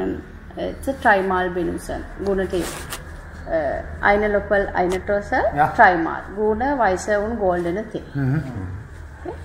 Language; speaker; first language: German; non-native, learner; Sinhala